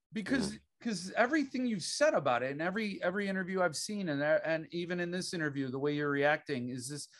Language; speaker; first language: English; native; English